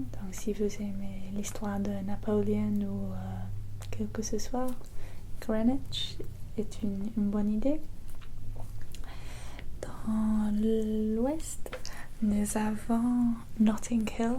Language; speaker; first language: French; non-native, fluent; English